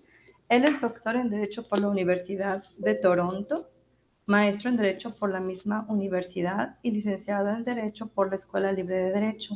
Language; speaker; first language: Spanish; native; Spanish